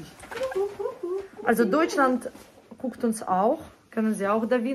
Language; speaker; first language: German; non-native, fluent; Russian